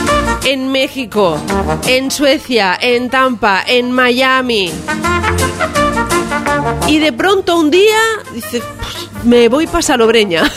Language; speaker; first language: Spanish; native; Spanish